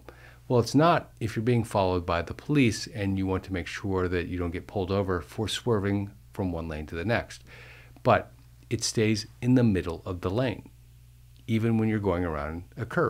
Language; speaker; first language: English; native; English